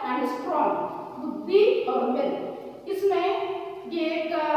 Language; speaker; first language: Hindi; non-native, local second language; Malayalam